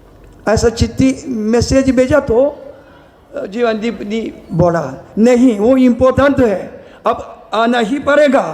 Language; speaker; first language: Hindi; non-native, learner; Japanese